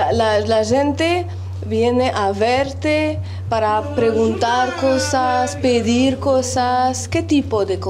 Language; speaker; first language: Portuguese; non-native, learner; Arabic